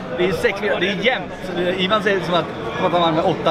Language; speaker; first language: Swedish; native; Swedish